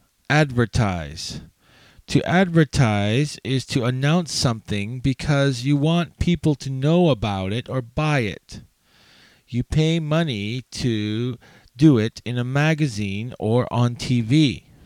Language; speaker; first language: English; native; English